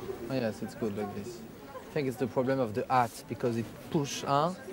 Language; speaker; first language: English; non-native, fluent; French